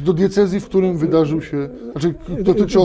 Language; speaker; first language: Polish; native; Polish